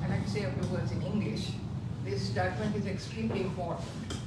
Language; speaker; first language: English; non-native, local second language; Sinhala